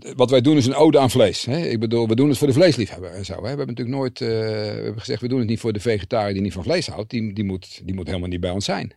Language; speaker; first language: Dutch; native; Dutch